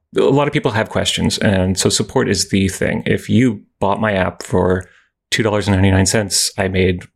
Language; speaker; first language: English; native; English